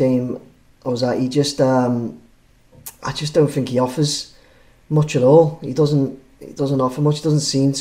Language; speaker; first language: English; native; English